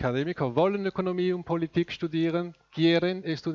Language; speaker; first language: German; native; German